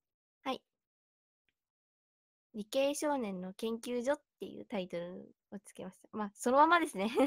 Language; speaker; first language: Japanese; native; Japanese